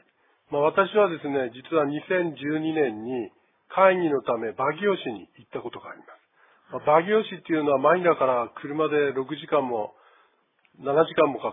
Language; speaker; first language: Japanese; native; Japanese